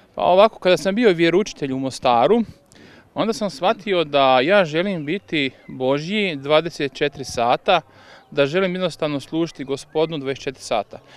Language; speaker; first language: Croatian; native; Croatian